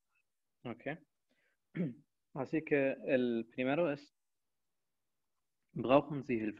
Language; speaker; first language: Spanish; non-native, learner; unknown